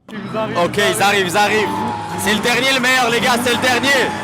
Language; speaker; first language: French; native; French